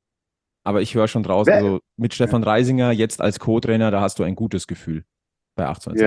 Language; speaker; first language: German; native; German